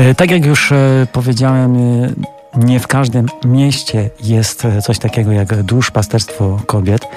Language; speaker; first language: Polish; native; Polish